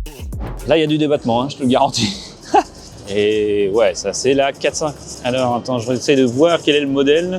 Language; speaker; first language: French; native; French